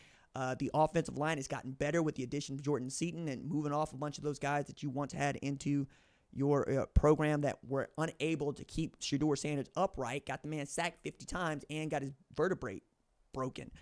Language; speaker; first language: English; native; English